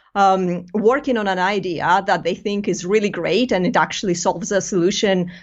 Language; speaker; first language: English; non-native, fluent; Greek